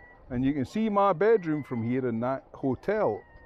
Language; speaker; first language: English; native; English